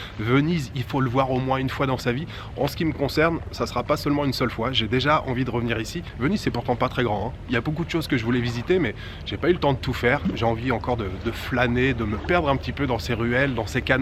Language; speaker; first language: French; native; French